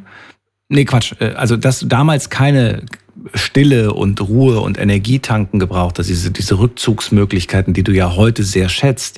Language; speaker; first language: German; native; German